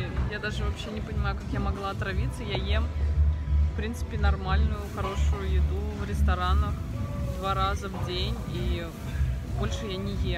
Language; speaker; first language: Russian; native; Russian